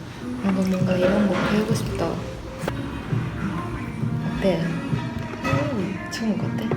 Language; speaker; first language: Korean; non-native, fluent; Japanese